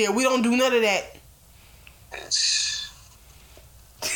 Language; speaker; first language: English; native; English